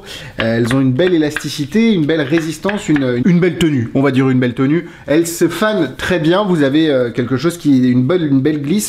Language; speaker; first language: French; native; French